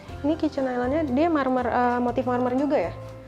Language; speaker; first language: Indonesian; native; Indonesian